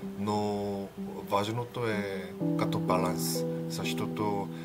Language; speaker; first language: Bulgarian; non-native, learner; Korean